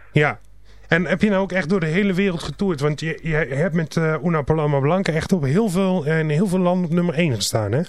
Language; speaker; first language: Dutch; native; Dutch